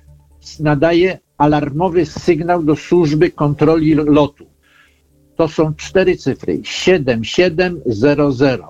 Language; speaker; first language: Polish; native; Polish